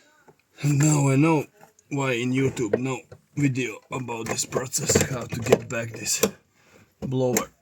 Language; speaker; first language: English; non-native, learner; Latvian